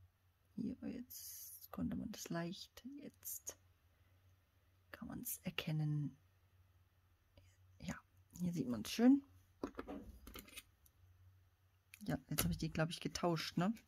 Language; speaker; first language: German; native; German